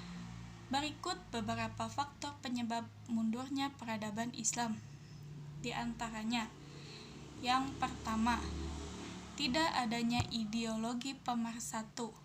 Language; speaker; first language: Indonesian; native; Indonesian